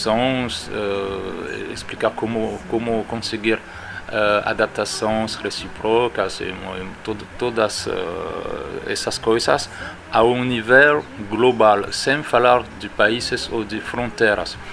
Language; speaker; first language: Portuguese; non-native, fluent; French